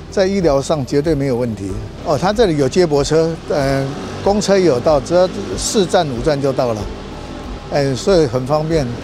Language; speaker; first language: Chinese; native; Chinese